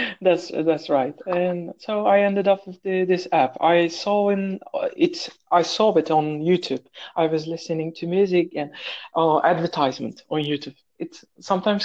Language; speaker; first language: English; non-native, fluent; Turkish